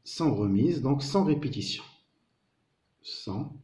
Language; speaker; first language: French; non-native, local second language; Arabic